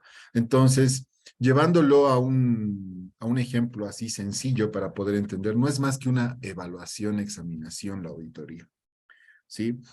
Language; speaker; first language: Spanish; native; Spanish